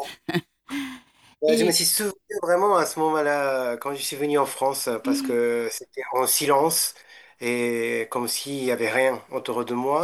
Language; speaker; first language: French; non-native, fluent; Japanese